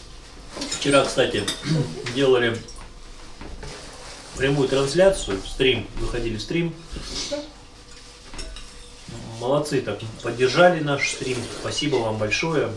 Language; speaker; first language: Russian; native; Russian